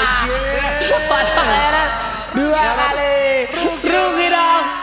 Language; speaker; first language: Indonesian; native; Indonesian